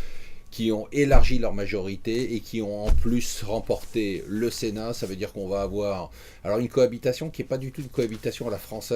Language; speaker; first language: French; native; French